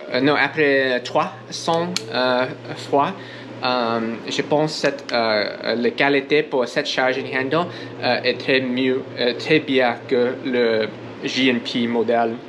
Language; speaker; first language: French; non-native, learner; English